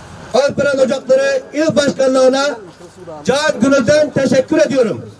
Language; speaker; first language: Turkish; non-native, fluent; Uyghur